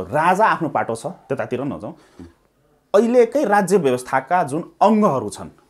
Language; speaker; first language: Nepali; non-native, local second language; Maithili